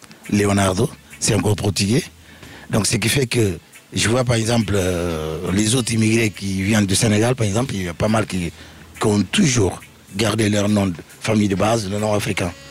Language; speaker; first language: French; non-native, fluent; Upper Guinea Crioulo